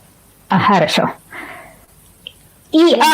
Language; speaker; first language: Russian; non-native, learner; English